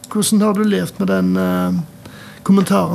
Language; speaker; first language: Norwegian; native; Norwegian